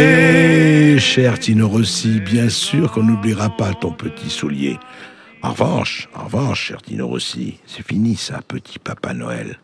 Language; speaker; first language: French; native; French